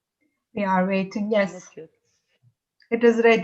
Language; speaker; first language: English; non-native, fluent; Turkish